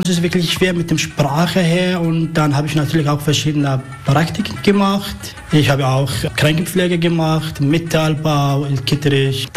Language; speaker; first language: German; non-native, learner; Arabic